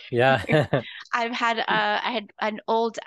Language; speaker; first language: English; native; English